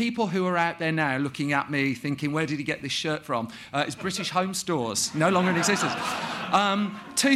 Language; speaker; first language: English; native; English